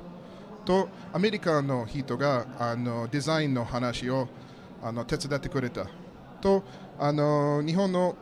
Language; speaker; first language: Japanese; non-native, learner; English